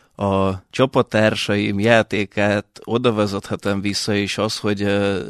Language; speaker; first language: Hungarian; early bilingual, other home language; Russian